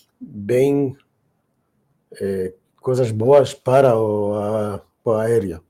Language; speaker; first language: Portuguese; non-native, learner; Hebrew